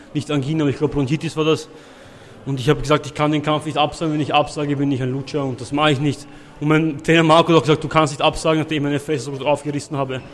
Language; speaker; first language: German; native; German